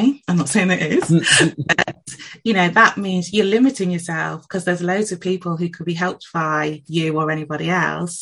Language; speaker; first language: English; native; English